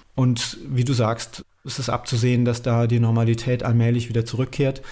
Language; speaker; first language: German; native; German